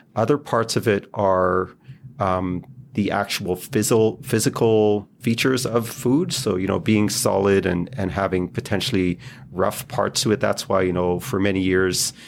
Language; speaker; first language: English; non-native, fluent; Hebrew